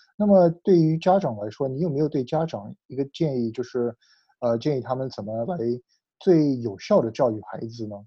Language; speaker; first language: Chinese; early bilingual, heritage; Chinese